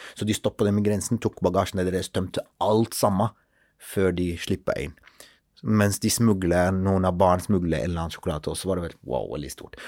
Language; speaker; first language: Norwegian; non-native, fluent; Arabic